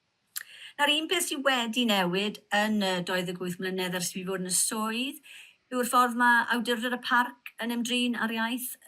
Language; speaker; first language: Welsh; native; Welsh